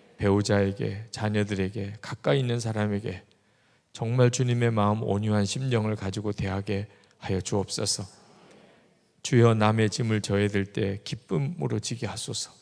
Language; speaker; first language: Korean; native; Korean